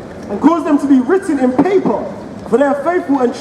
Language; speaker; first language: English; native; English